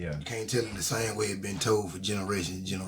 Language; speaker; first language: English; native; English